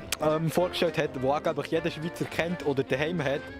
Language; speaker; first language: German; native; German